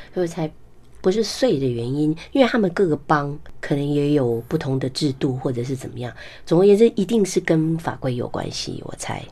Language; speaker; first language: Chinese; native; Chinese